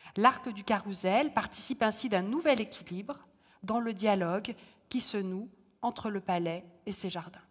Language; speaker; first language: French; native; French